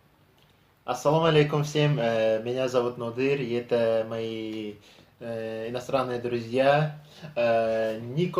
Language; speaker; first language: Russian; non-native, local second language; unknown